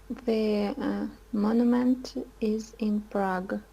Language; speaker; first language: English; non-native, learner; Russian